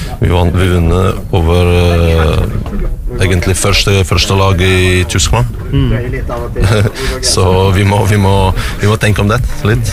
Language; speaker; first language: Norwegian; non-native, learner; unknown